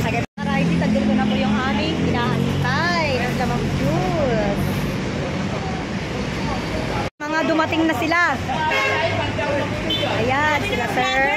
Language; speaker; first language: Filipino; native; Filipino